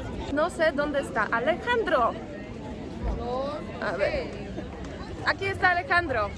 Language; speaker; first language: Spanish; non-native, fluent; Polish